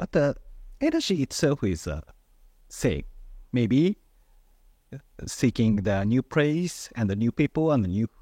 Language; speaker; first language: English; non-native, fluent; Japanese